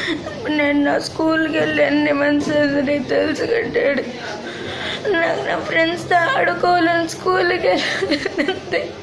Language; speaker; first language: Telugu; native; Telugu